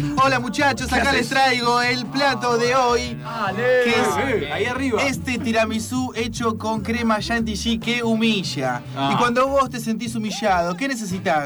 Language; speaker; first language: Spanish; native; Spanish